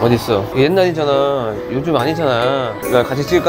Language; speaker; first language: Korean; native; Korean